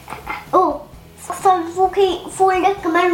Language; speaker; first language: English; native; English